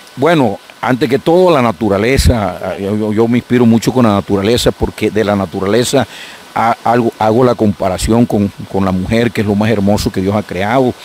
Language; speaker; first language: Spanish; native; Spanish